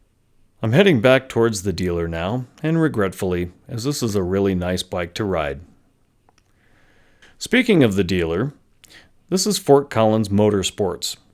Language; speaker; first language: English; native; English